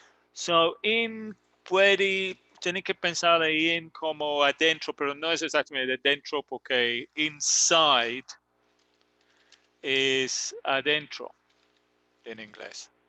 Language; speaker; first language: Spanish; non-native, learner; English